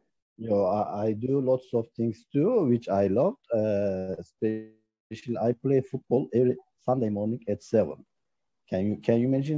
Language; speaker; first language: English; non-native, learner; Turkish